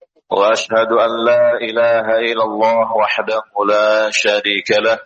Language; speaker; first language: Arabic; non-native, fluent; Indonesian